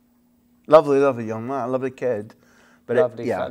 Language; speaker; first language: English; native; English